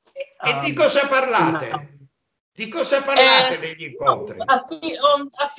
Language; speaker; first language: Italian; native; Italian